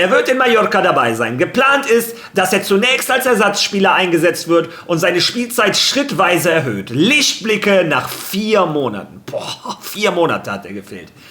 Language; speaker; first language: German; early bilingual, other home language; Spanish